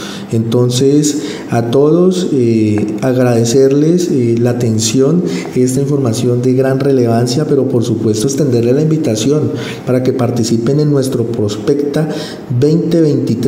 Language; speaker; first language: Spanish; native; Spanish